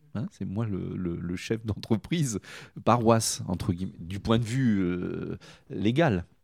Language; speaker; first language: French; native; French